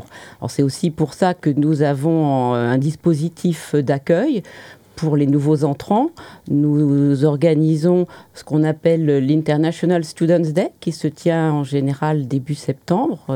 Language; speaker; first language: French; native; French